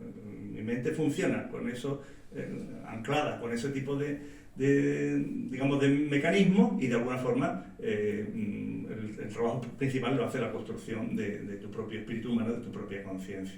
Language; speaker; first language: Spanish; native; Spanish